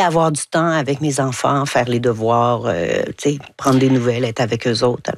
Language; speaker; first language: French; native; French